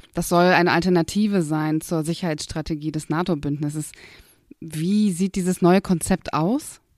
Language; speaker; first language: German; native; German